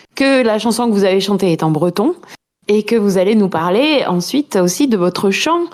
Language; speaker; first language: French; native; French